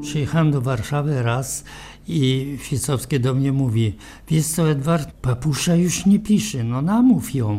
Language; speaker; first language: Polish; non-native, local second language; Romany